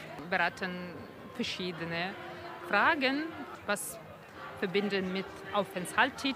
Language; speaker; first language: German; non-native, fluent; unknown